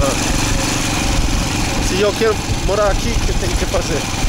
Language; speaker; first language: Portuguese; non-native, learner; English